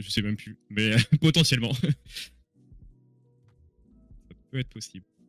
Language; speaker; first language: French; native; French